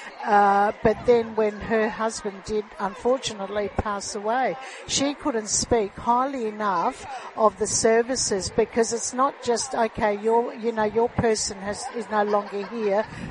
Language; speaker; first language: English; early bilingual, other home language; Italian